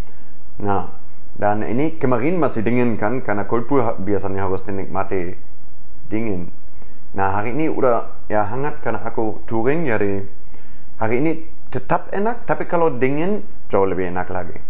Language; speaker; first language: Indonesian; non-native, fluent; German